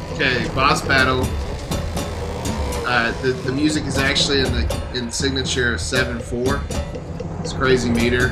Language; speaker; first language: English; native; English